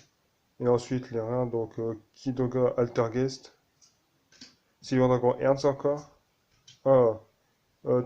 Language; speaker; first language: French; native; French